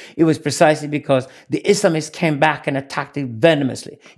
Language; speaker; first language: English; non-native, fluent; Swedish